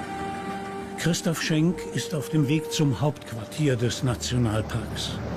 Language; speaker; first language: German; native; German